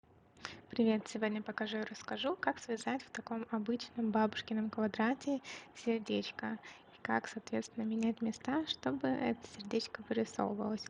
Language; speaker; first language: Russian; native; Russian